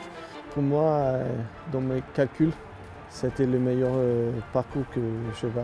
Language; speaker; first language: French; non-native, learner; Swedish